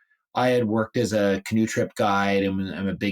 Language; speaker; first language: English; native; English